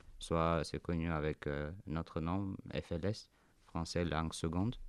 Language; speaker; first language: French; non-native, fluent; Armenian